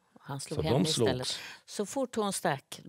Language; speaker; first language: Swedish; native; Swedish